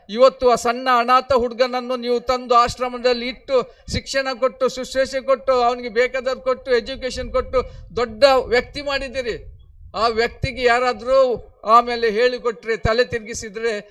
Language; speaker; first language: Kannada; non-native, local second language; Konkani